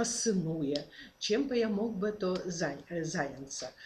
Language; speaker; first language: Polish; non-native, fluent; Ukrainian